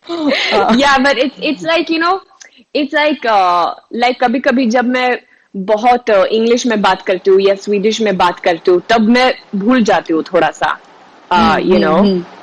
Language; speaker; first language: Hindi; non-native, learner; Swedish